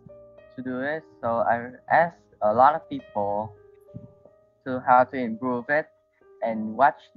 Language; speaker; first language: English; non-native, learner; Vietnamese